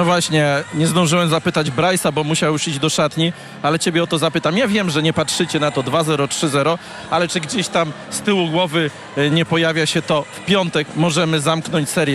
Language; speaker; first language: Polish; native; Polish